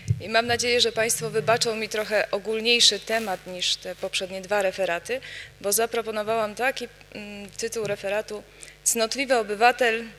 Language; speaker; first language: Polish; native; Polish